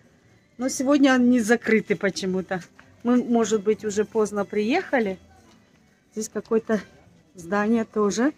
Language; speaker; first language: Russian; native; Russian